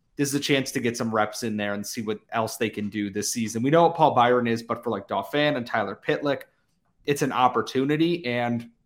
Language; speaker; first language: English; native; English